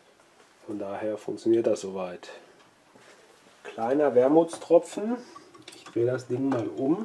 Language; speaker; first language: German; native; German